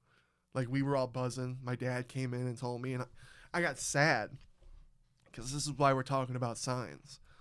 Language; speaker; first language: English; native; English